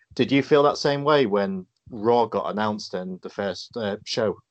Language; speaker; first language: English; native; English